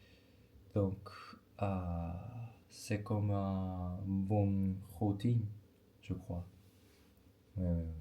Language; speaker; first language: French; non-native, learner; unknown